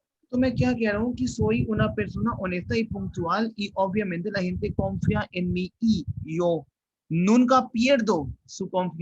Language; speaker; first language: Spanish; non-native, fluent; Hindi